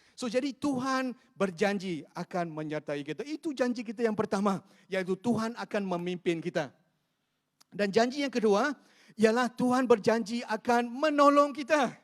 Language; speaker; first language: Malay; non-native, local second language; Chinese